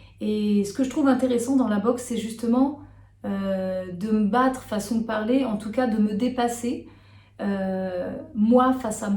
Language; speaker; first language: French; native; French